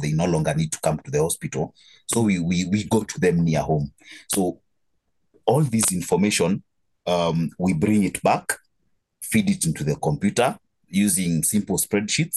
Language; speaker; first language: English; non-native, local second language; Kikuyu